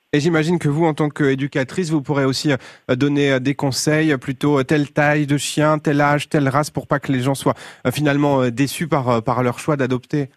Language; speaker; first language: French; native; French